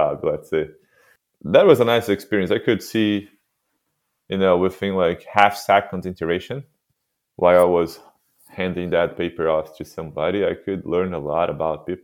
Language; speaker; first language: English; non-native, fluent; Portuguese